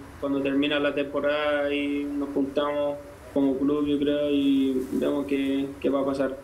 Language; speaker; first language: Spanish; native; Spanish